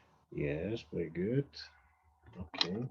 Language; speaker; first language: English; non-native, fluent; Spanish